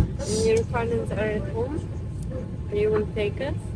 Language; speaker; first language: English; non-native, fluent; Polish